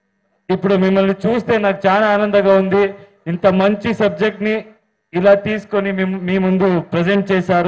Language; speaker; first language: Telugu; non-native, learner; Kannada